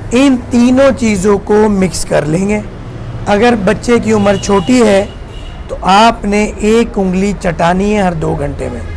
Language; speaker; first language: Urdu; non-native, local second language; Punjabi